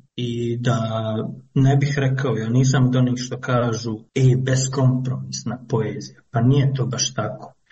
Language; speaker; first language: Serbian; native; Serbian